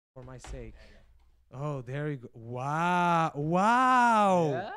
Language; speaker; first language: English; non-native, fluent; Portuguese